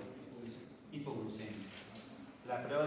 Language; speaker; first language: Spanish; native; Spanish